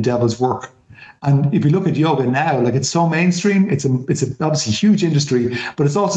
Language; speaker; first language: English; native; English